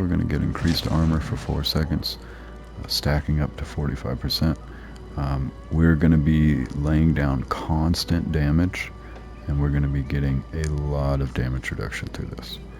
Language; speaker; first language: English; native; English